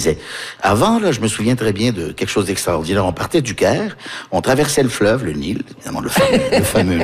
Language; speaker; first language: French; early bilingual, other home language; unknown